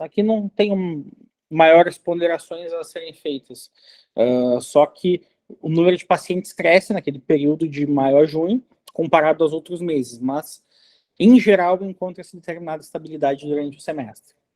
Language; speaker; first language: Portuguese; native; Portuguese